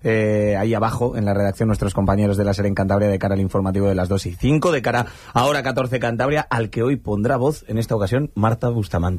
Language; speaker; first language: Spanish; native; Spanish